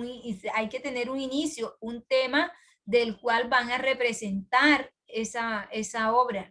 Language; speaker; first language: Spanish; native; Spanish